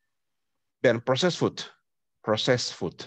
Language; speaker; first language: English; non-native, fluent; Spanish